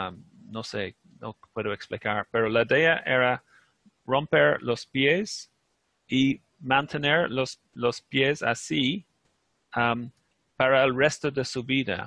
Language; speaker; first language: Spanish; non-native, fluent; English